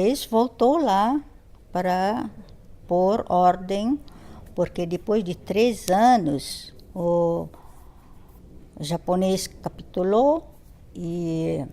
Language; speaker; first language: Portuguese; non-native, fluent; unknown